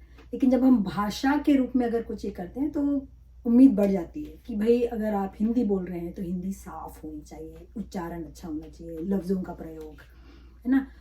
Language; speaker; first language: Hindi; non-native, local second language; Malayalam